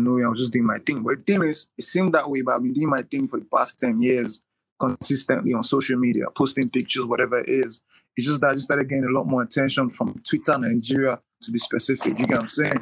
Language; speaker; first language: English; non-native, local second language; Igbo